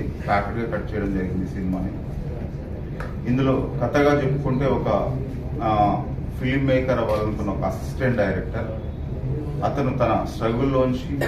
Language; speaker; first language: Telugu; native; Telugu